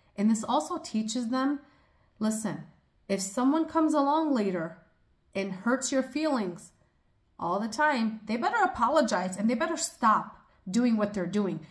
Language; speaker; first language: English; early bilingual, other home language; Arabic